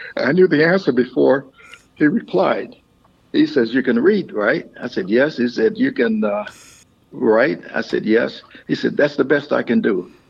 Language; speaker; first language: English; native; English